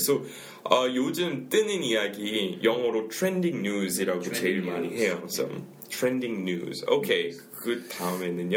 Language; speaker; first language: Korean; non-native, fluent; English